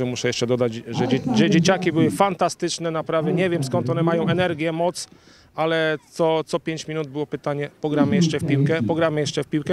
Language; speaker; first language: Polish; native; Polish